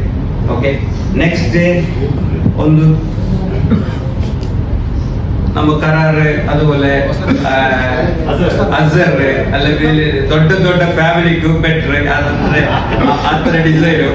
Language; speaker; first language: Kannada; non-native, local second language; Malayalam